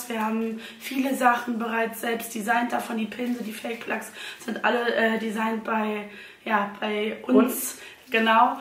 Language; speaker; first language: German; native; German